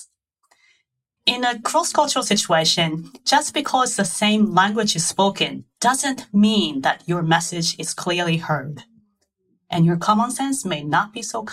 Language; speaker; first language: English; non-native, fluent; Japanese